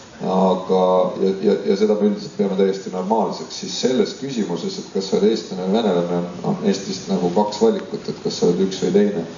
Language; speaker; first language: Estonian; non-native, local second language; Russian